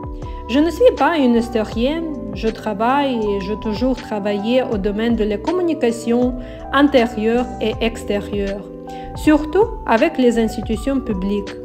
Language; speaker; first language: French; non-native, learner; Ukrainian